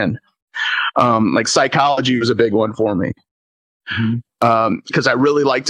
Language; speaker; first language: English; native; English